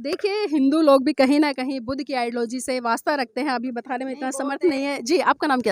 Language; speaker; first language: Hindi; native; Hindi